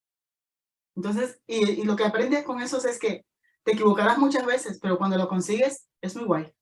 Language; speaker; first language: Spanish; native; Spanish